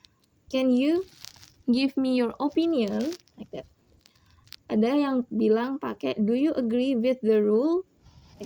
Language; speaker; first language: English; non-native, learner; Indonesian